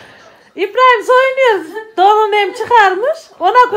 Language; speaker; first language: Turkish; native; Turkish